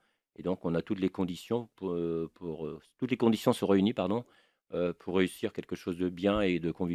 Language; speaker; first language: French; native; French